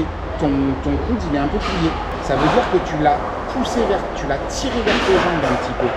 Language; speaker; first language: French; native; French